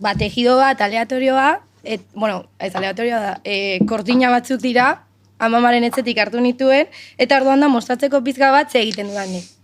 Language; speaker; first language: Basque; non-native, local second language; Spanish